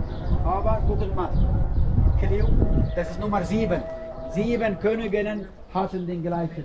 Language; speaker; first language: German; non-native, learner; Arabic